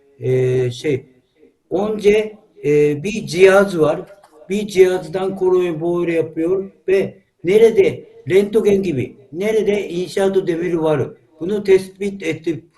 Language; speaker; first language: Turkish; non-native, learner; Japanese